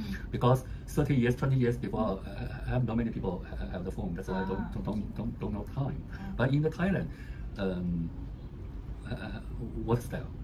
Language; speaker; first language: English; non-native, learner; Chinese